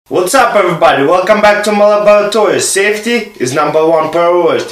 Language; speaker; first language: English; non-native, fluent; Russian